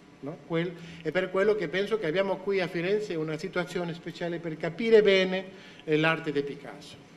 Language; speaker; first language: Italian; non-native, fluent; Spanish